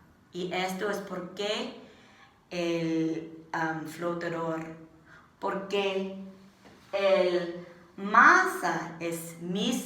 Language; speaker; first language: Spanish; non-native, learner; English